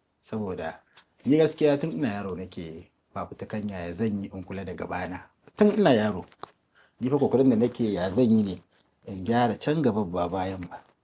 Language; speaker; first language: Hausa; native; Hausa